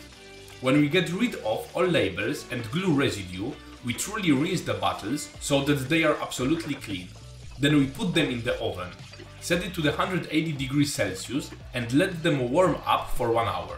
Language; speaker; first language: English; non-native, fluent; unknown